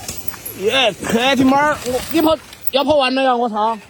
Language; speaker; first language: Chinese; native; Chinese